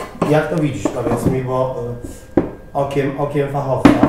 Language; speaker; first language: Polish; native; Polish